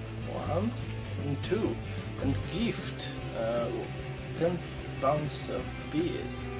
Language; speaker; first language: English; non-native, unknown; Polish